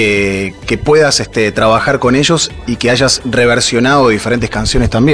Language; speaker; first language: Spanish; native; Spanish